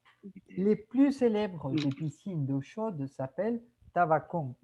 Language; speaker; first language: French; non-native, fluent; Spanish